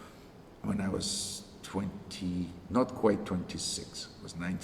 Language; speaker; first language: English; non-native, fluent; Russian